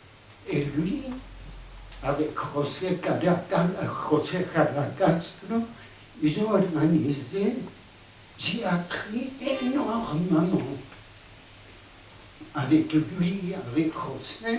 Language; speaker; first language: French; non-native, fluent; Spanish